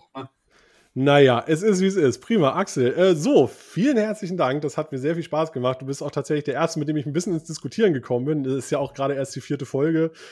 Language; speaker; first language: German; early bilingual, other home language; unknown